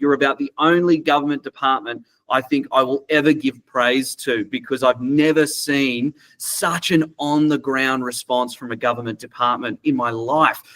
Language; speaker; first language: English; native; English